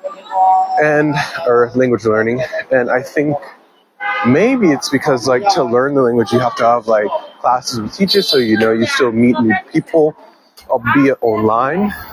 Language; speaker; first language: English; native; English